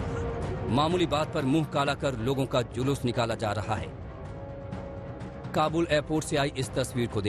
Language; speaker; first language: Hindi; native; Hindi